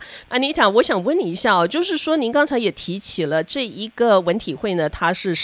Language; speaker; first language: Chinese; native; Chinese